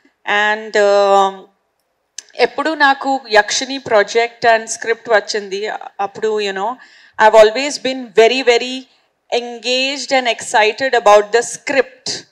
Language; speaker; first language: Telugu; non-native, fluent; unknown